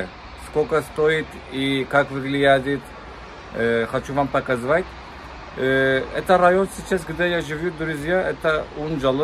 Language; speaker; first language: Russian; non-native, learner; Turkish